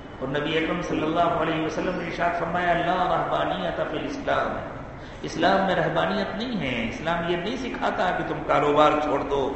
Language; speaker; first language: Urdu; native; Urdu